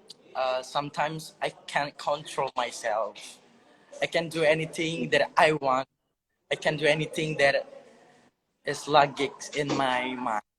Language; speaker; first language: English; non-native, learner; Indonesian